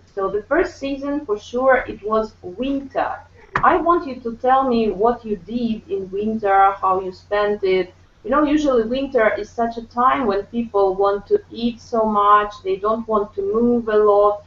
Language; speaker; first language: English; non-native, fluent; Russian